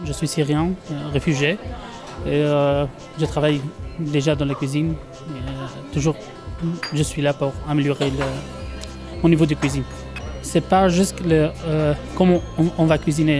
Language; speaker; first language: French; non-native, fluent; Arabic